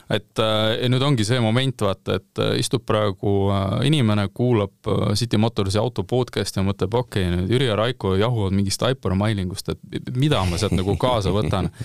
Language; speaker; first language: Estonian; native; Estonian